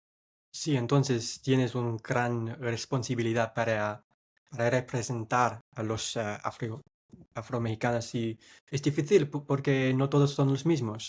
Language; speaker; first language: Spanish; non-native, fluent; English